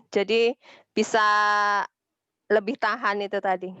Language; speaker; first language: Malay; non-native, local second language; Javanese